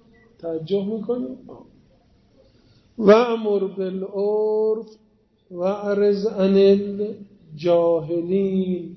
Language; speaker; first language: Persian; native; Persian